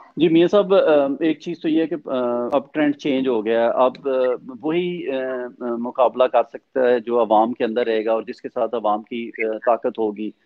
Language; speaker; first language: Urdu; non-native, local second language; Punjabi